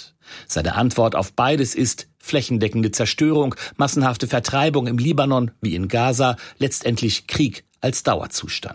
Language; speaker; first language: German; native; German